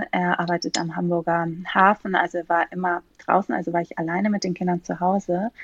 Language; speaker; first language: German; non-native, fluent; Greek